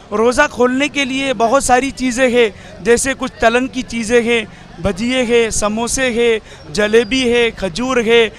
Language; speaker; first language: Urdu; native; Urdu